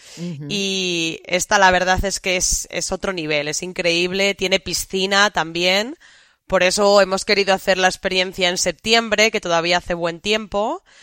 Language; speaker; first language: Spanish; native; Spanish